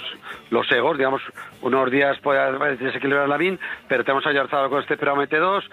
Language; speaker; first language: Spanish; native; Spanish